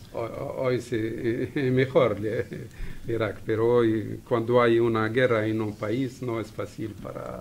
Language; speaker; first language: Spanish; non-native, fluent; Arabic